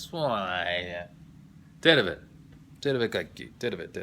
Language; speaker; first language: Finnish; non-native, learner; English